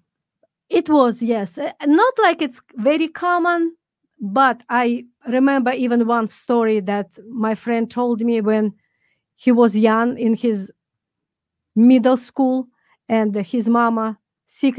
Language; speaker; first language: English; non-native, fluent; Russian